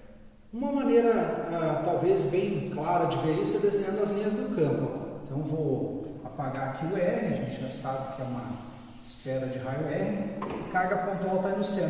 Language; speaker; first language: Portuguese; native; Portuguese